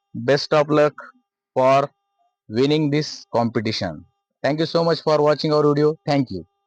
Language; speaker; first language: English; non-native, local second language; Marathi